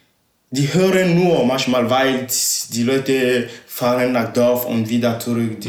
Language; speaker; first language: German; non-native, learner; Ewe